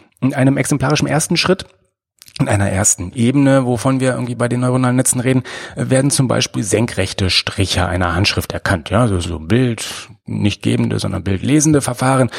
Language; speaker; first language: German; native; German